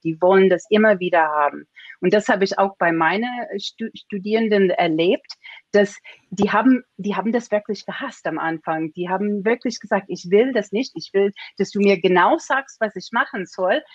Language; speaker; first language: German; non-native, fluent; English